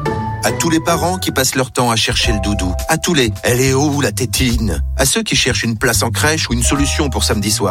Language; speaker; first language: French; native; French